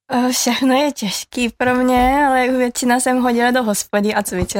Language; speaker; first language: Czech; non-native, learner; Japanese